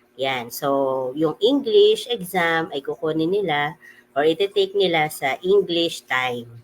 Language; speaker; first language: Filipino; native; Filipino